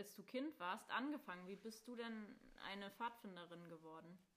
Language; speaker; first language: German; non-native, fluent; Swedish